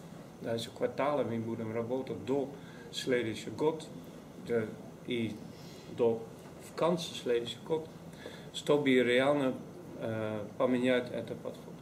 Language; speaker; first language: Russian; non-native, learner; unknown